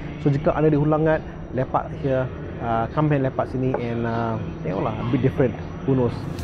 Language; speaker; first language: English; non-native, local second language; Tamil